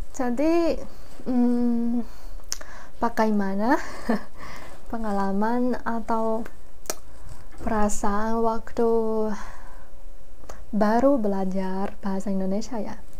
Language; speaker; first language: Indonesian; non-native, fluent; Chinese